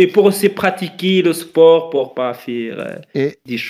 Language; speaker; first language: French; non-native, learner; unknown